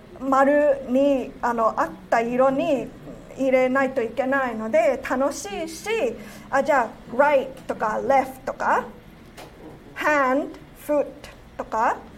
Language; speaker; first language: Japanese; non-native, fluent; Cantonese